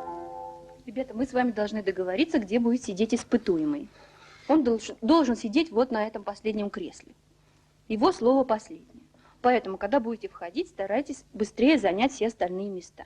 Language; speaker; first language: Russian; native; Russian